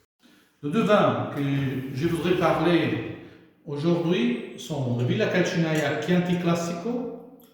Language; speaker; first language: French; non-native, fluent; Italian